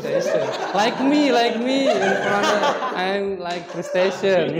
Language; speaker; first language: English; non-native, learner; Indonesian